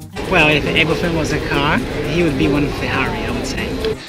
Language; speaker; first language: English; non-native, fluent; Portuguese